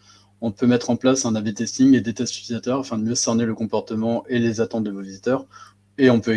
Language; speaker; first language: French; native; French